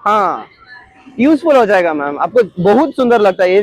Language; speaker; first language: Hindi; non-native, local second language; Kannada